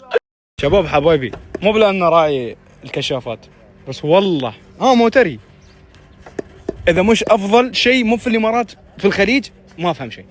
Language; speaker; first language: Arabic; native; Arabic